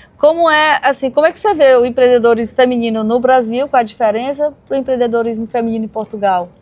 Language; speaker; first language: Portuguese; native; Portuguese